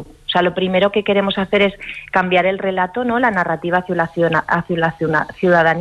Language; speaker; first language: Spanish; native; Spanish